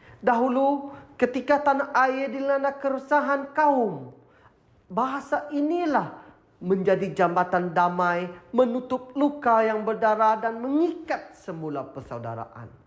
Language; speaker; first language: Malay; non-native, local second language; Iban